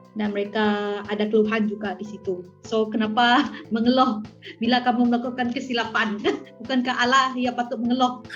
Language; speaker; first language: Malay; non-native, local second language; Iban